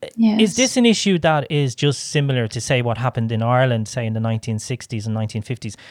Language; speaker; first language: English; native; English